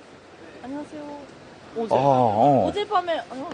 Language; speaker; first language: Korean; non-native, learner; Japanese